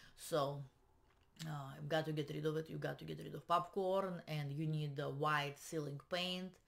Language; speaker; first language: English; non-native, fluent; Russian